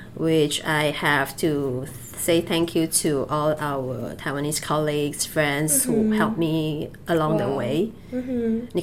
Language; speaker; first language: English; native; English